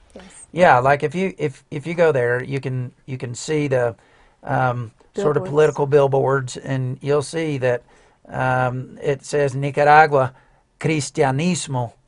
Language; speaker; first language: English; native; English